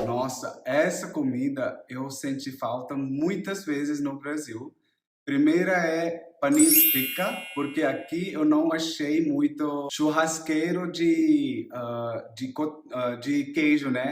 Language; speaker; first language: Portuguese; non-native, learner; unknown